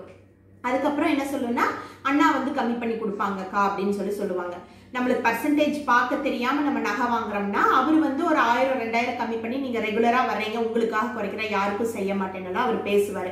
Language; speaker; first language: Tamil; native; Tamil